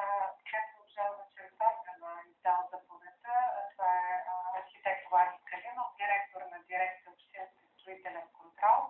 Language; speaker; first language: Bulgarian; native; Bulgarian